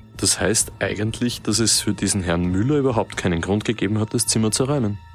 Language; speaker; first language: German; native; German